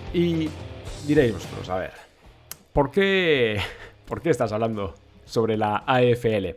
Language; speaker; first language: Spanish; native; Spanish